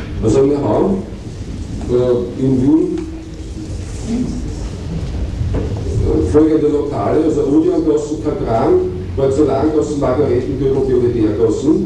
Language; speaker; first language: German; native; German